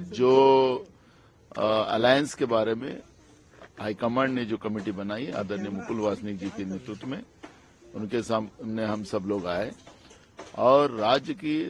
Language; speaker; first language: Hindi; non-native, local second language; Marathi